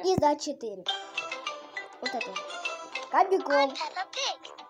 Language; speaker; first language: Russian; native; Russian